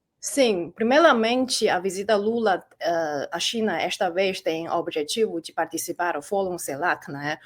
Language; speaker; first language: Portuguese; non-native, fluent; Chinese